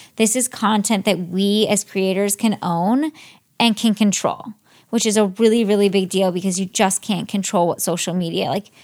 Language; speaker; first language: English; native; English